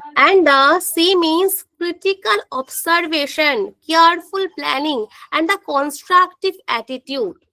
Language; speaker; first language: English; non-native, local second language; Bangla